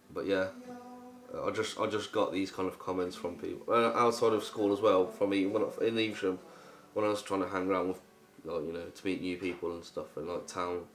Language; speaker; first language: English; early bilingual, other home language; Polish